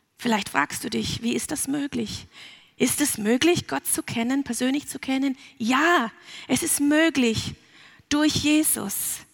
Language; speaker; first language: German; early bilingual, heritage; German